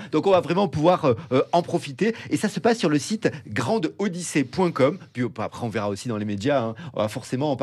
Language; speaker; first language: French; native; French